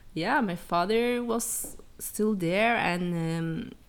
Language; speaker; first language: English; early bilingual, heritage; English